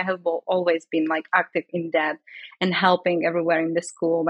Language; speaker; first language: English; non-native, fluent; Czech